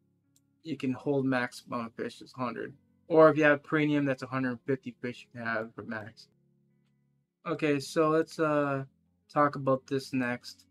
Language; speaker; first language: English; native; English